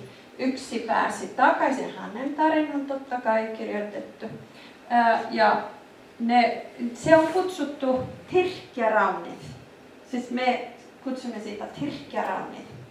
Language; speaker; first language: Finnish; non-native, fluent; Icelandic